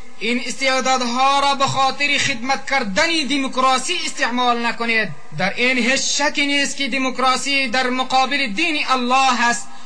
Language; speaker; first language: Persian; non-native, local second language; Pashto